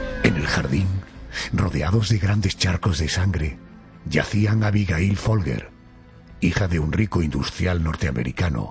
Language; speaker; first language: Spanish; native; Spanish